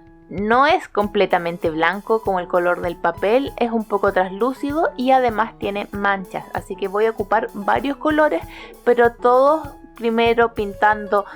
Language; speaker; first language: Spanish; native; Spanish